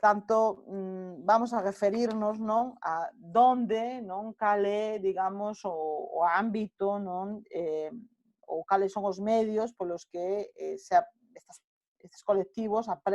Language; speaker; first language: Galician; non-native, local second language; Spanish